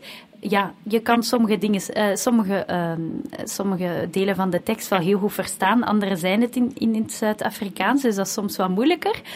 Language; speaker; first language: Dutch; native; Dutch